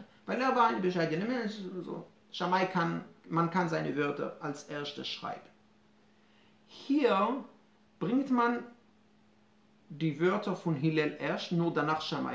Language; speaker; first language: German; non-native, fluent; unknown